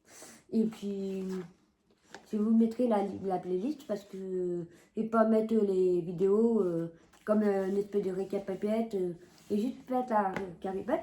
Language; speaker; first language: French; native; French